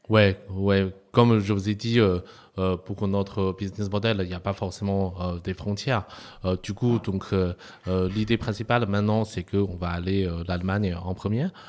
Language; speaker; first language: French; non-native, fluent; Chinese